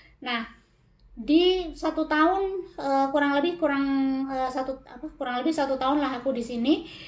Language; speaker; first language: Indonesian; native; Indonesian